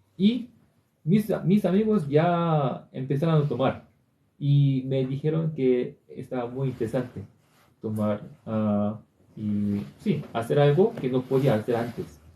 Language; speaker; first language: Spanish; non-native, learner; Korean